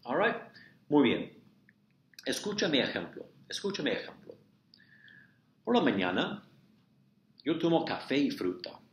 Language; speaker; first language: Spanish; non-native, fluent; English